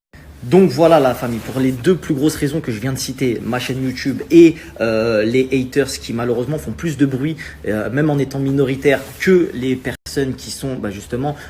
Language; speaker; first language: French; native; French